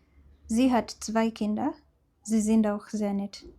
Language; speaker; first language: German; non-native, fluent; English